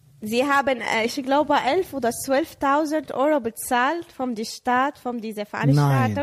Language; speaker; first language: German; non-native, learner; Arabic